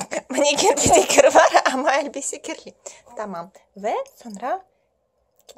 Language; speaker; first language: Turkish; non-native, learner; Russian